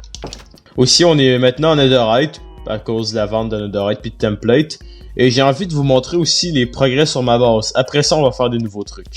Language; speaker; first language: French; native; French